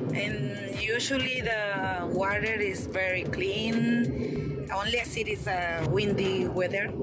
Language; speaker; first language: English; non-native, fluent; Spanish